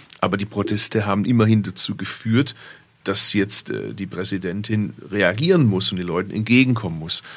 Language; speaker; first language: German; early bilingual, other home language; Turkish